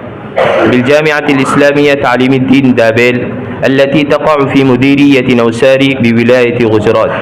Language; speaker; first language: Arabic; non-native, learner; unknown